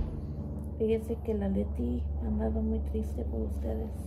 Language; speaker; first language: Spanish; native; Spanish